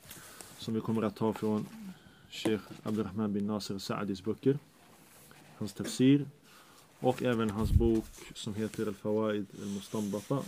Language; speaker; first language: Swedish; early bilingual, other home language; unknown